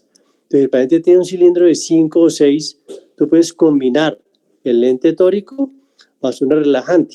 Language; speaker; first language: Spanish; native; Spanish